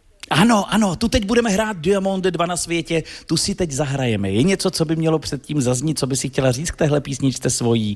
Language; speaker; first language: Czech; native; Czech